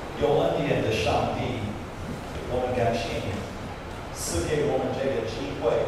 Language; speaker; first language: Chinese; non-native, fluent; English